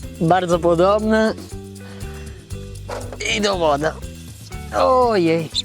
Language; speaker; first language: Polish; non-native, learner; Italian